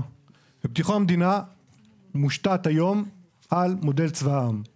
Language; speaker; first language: Hebrew; native; Hebrew